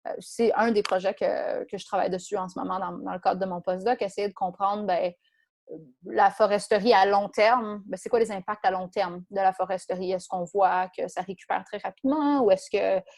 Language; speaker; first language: French; native; French